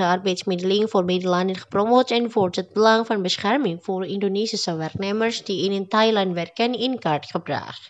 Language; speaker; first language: Dutch; non-native, fluent; Indonesian